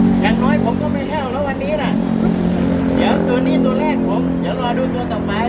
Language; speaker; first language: Thai; non-native, local second language; Northeastern Thai